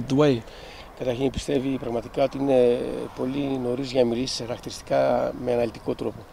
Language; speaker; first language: Greek; native; Greek